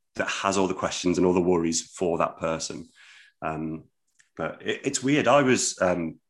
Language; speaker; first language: English; native; English